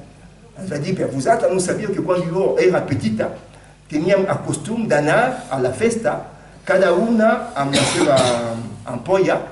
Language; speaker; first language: Catalan; non-native, fluent; Lingala